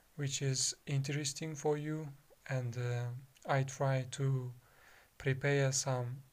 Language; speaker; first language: English; non-native, fluent; Kazakh